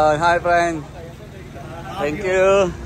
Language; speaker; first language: English; non-native, learner; Filipino